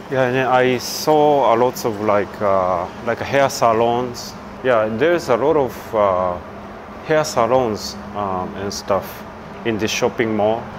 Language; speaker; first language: English; non-native, fluent; Japanese